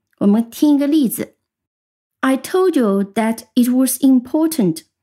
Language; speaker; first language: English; non-native, fluent; Chinese